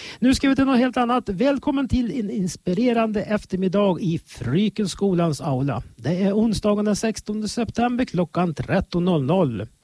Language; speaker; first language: Swedish; native; Swedish